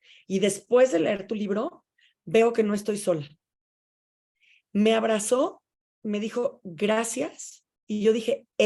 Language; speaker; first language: Spanish; native; Spanish